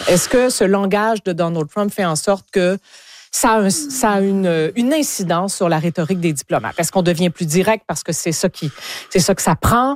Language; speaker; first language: French; native; French